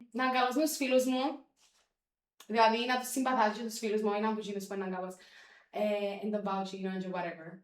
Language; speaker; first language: Greek; early bilingual, other home language; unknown